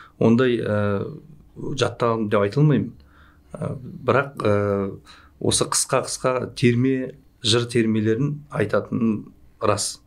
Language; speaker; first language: Kazakh; native; Kazakh